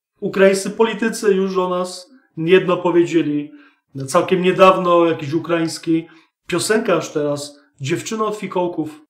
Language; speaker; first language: Polish; native; Polish